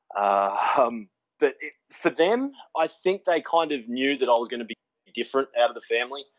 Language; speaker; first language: English; native; English